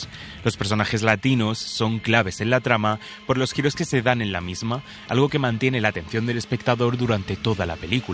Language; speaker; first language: Spanish; native; Spanish